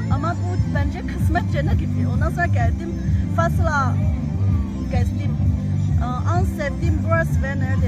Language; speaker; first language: Turkish; non-native, learner; Chinese